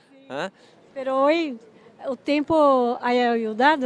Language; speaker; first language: Spanish; non-native, learner; Portuguese